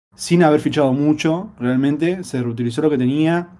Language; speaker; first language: Spanish; native; Spanish